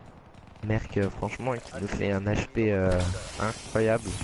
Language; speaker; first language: French; native; French